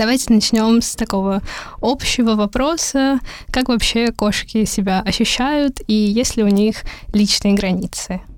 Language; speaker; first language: Russian; native; Russian